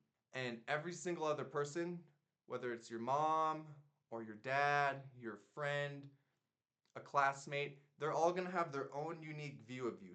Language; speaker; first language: English; native; English